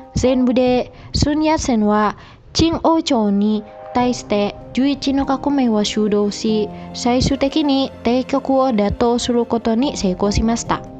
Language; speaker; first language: Japanese; non-native, fluent; Indonesian